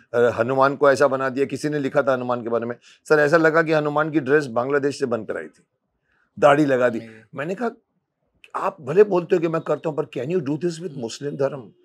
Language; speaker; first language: Hindi; native; Hindi